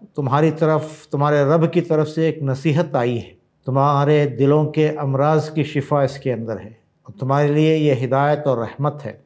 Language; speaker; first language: Hindi; non-native, local second language; Urdu